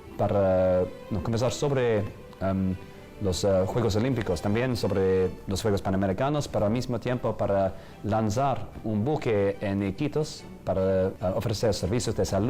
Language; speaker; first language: Spanish; non-native, fluent; English